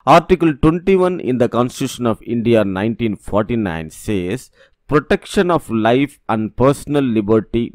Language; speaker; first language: English; non-native, local second language; Tamil